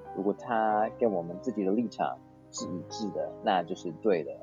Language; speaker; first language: Chinese; non-native, fluent; English